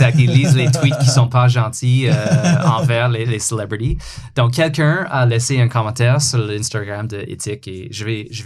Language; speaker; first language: French; non-native, fluent; English